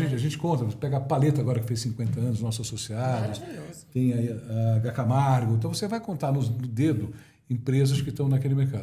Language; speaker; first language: Portuguese; native; Portuguese